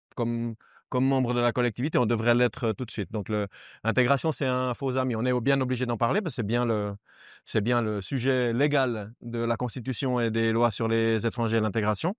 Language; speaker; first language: French; native; French